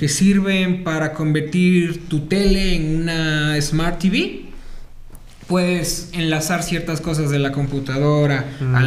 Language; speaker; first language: Spanish; native; Spanish